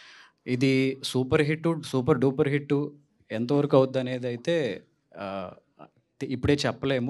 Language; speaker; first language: Telugu; native; Telugu